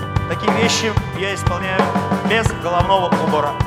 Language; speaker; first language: Russian; native; Russian